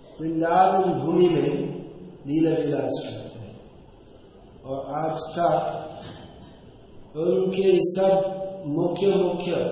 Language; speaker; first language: Hindi; non-native, fluent; English